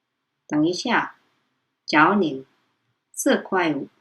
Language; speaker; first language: Chinese; non-native, fluent; Indonesian